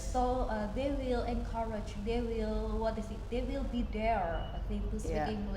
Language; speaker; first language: English; non-native, learner; Indonesian